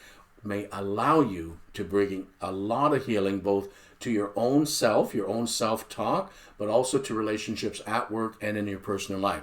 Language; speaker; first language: English; native; English